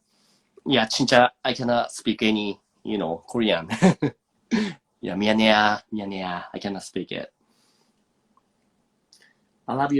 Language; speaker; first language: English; non-native, fluent; Japanese